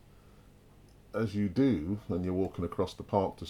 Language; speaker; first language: English; native; English